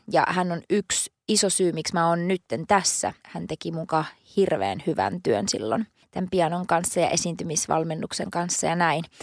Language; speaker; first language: Finnish; native; Finnish